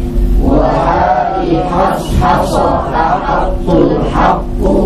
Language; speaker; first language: Arabic; non-native, learner; Indonesian